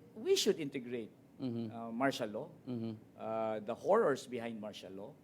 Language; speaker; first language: English; non-native, local second language; Filipino